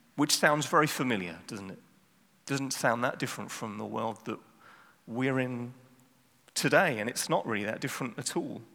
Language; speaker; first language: English; native; English